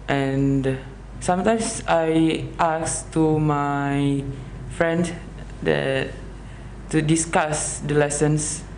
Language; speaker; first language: English; non-native, learner; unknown